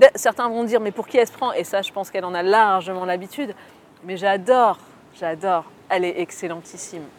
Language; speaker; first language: French; native; French